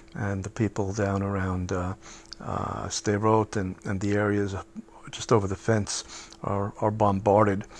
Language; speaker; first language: English; native; English